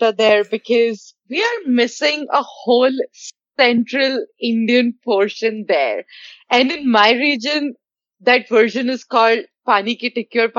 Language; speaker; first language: English; non-native, local second language; Hindi